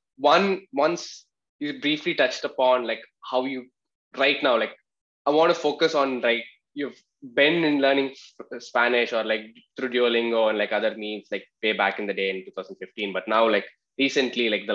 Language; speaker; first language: English; non-native, local second language; Malayalam